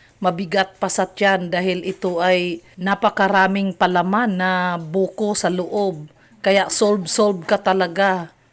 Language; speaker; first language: Filipino; non-native, local second language; Cebuano